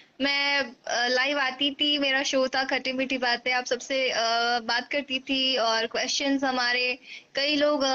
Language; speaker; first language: Hindi; native; Hindi